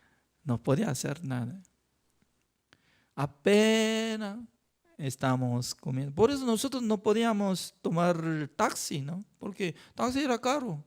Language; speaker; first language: Spanish; non-native, fluent; Korean